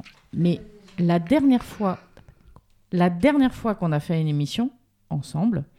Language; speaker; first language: French; native; French